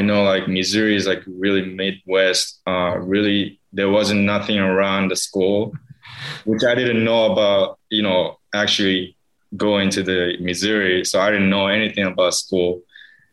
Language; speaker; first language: English; non-native, fluent; Japanese